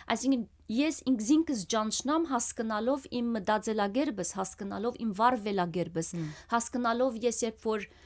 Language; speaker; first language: Armenian; early bilingual, heritage; Armenian